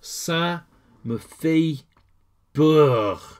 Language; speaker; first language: French; non-native, learner; English